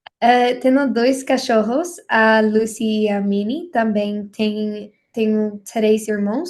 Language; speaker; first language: Portuguese; non-native, learner; English